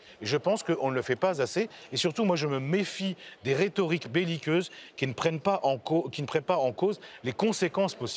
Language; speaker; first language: French; native; French